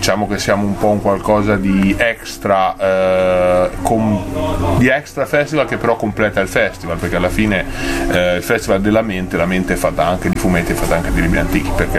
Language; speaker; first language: Italian; native; Italian